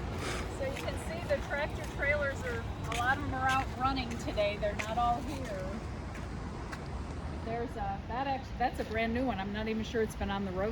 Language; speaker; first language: English; native; English